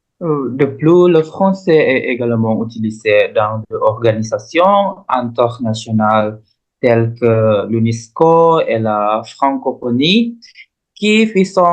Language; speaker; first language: French; non-native, learner; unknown